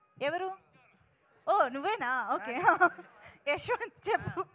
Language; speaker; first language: Telugu; native; Telugu